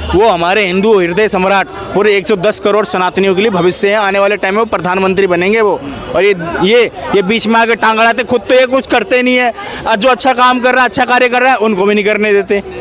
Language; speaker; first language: Hindi; native; Hindi